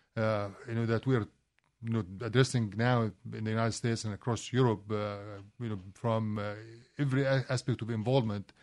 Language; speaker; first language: English; non-native, fluent; Arabic